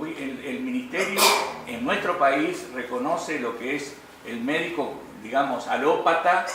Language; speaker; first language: Spanish; native; Spanish